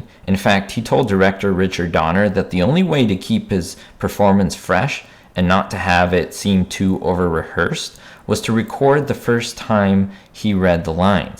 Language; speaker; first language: English; native; English